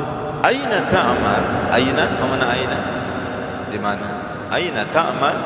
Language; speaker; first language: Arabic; non-native, fluent; Indonesian